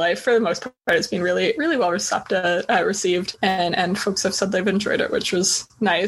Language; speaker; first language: English; native; English